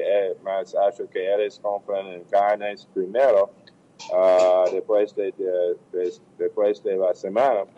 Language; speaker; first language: Portuguese; non-native, learner; English